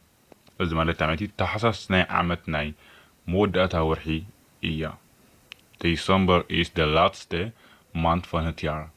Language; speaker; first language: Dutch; non-native, fluent; Tigrinya